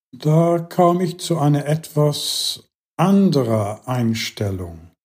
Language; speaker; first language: German; non-native, fluent; English